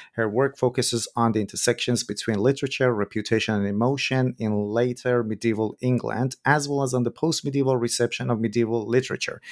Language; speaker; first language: English; non-native, fluent; Persian